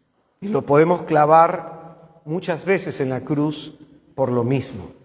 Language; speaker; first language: Spanish; native; Spanish